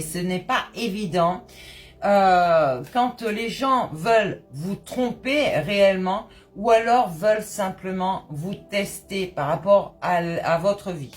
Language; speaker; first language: French; native; French